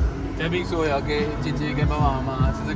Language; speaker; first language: Chinese; native; Chinese